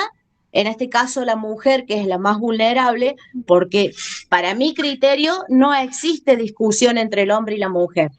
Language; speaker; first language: Spanish; native; Spanish